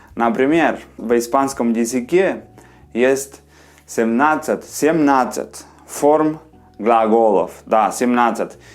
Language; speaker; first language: Russian; non-native, learner; Spanish